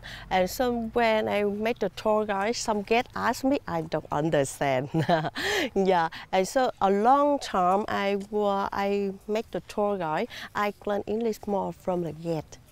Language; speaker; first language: English; non-native, learner; Vietnamese